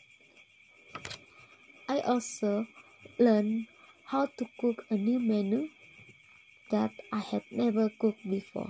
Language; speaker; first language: English; non-native, local second language; Malay